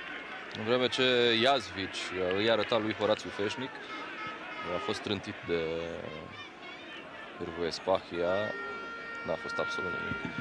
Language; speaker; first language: Romanian; native; Romanian